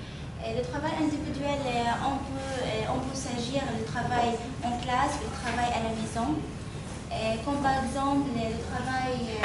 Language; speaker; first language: French; non-native, fluent; Arabic